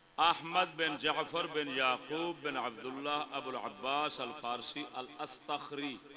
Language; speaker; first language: Urdu; non-native, local second language; Punjabi